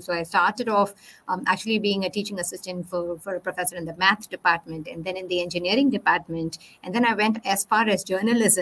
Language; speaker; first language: English; non-native, local second language; Tamil